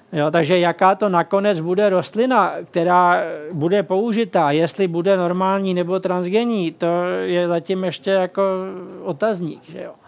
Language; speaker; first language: Czech; native; Czech